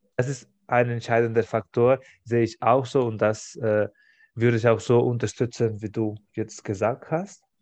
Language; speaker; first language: German; non-native, fluent; Spanish